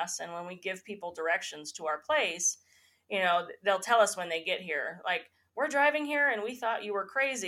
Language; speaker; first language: English; native; English